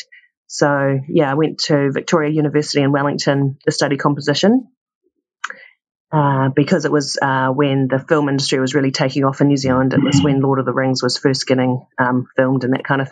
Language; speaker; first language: English; native; English